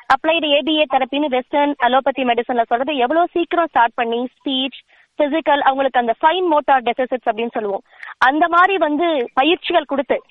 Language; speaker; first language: Tamil; native; Tamil